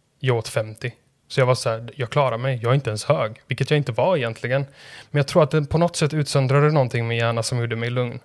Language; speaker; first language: Swedish; native; Swedish